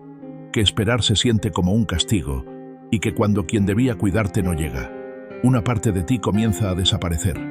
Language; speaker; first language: Spanish; native; Spanish